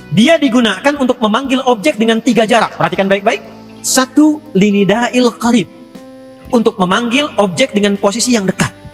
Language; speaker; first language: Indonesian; native; Indonesian